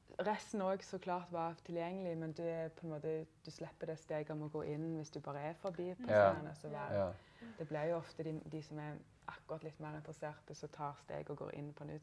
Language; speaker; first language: Norwegian; native; Norwegian